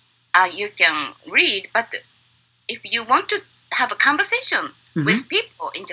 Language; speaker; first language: English; non-native, learner; Japanese